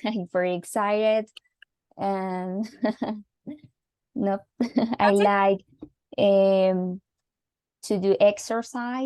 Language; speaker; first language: English; non-native, learner; Spanish